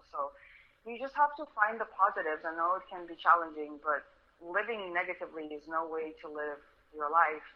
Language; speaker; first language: English; early bilingual, other home language; Russian